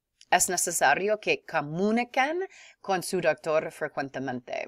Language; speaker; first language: Spanish; non-native, fluent; English